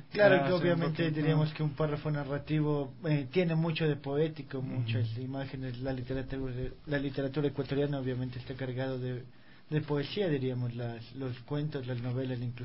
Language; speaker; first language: Spanish; native; Spanish